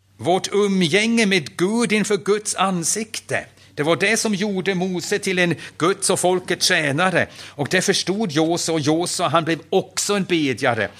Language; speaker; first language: Swedish; non-native, fluent; German